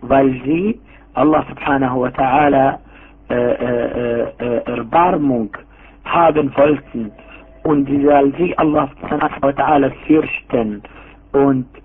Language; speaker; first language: German; non-native, fluent; Arabic